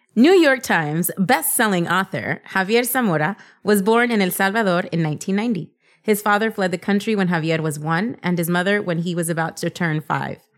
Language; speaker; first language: English; early bilingual, other home language; Spanish